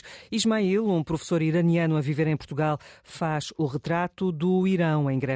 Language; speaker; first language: Portuguese; native; Portuguese